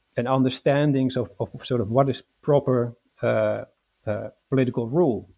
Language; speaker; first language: English; non-native, fluent; Dutch